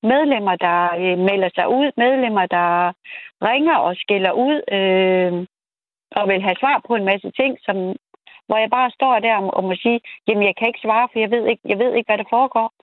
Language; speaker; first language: Danish; native; Danish